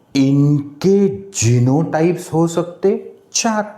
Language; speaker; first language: Hindi; non-native, local second language; Marathi